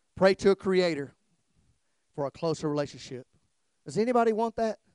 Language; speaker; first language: English; native; English